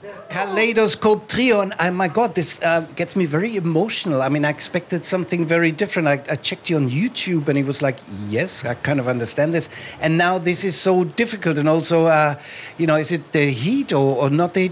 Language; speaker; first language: English; non-native, fluent; German